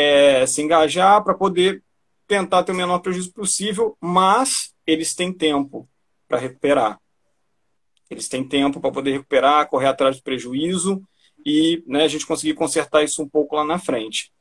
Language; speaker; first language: Portuguese; native; Portuguese